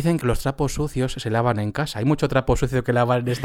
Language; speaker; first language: Spanish; native; Spanish